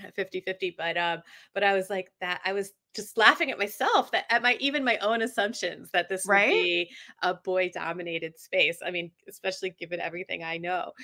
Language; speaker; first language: English; native; English